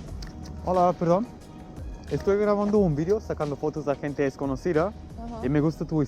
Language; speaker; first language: Spanish; non-native, fluent; English